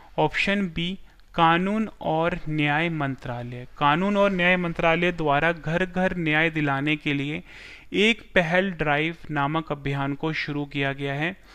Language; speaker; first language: Hindi; non-native, local second language; Gujarati